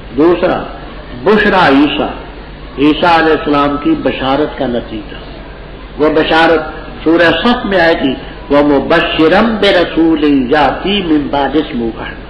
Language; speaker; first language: Urdu; non-native, local second language; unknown